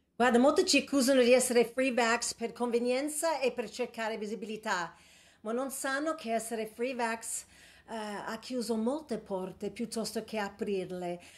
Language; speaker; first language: Italian; non-native, fluent; English